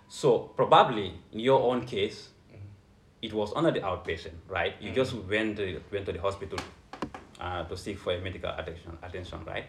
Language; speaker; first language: English; non-native, local second language; Fula